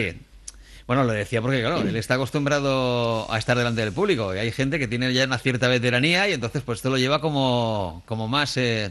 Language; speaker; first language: Spanish; native; Spanish